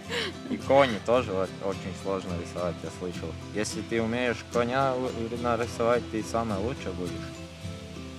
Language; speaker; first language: Russian; non-native, learner; Latvian